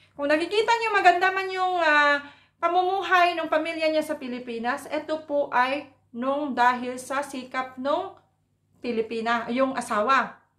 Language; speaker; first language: Filipino; non-native, local second language; Cebuano